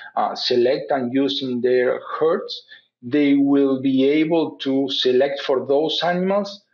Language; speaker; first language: English; non-native, fluent; Spanish